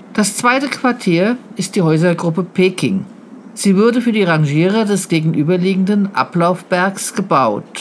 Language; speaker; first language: German; native; German